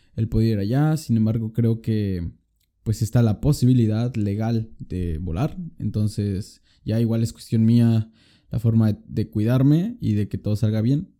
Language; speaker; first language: Spanish; native; Spanish